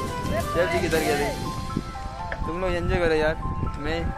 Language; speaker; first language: Hindi; non-native, local second language; Odia